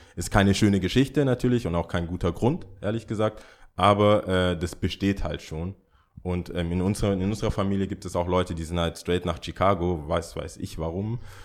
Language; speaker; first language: German; early bilingual, other home language; English